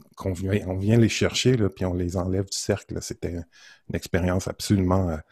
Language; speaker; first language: French; native; French